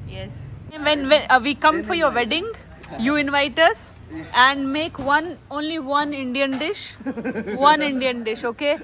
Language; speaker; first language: English; non-native, local second language; Hindi